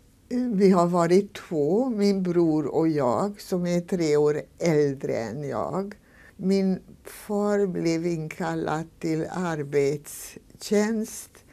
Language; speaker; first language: Swedish; non-native, fluent; Hungarian